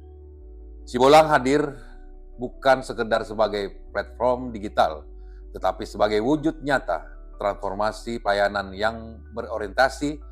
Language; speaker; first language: Indonesian; native; Indonesian